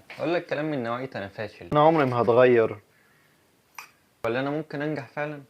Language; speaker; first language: Arabic; native; Arabic